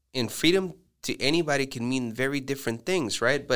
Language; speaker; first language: English; early bilingual, other home language; Spanish